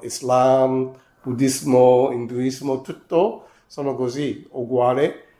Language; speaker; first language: Italian; non-native, fluent; Cantonese